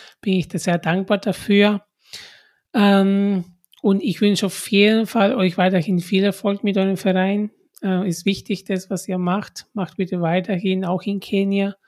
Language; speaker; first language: German; non-native, fluent; Spanish